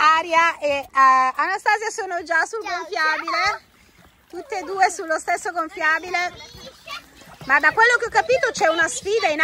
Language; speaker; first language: Italian; native; Italian